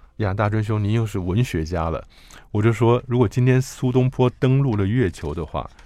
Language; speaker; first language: Chinese; native; Chinese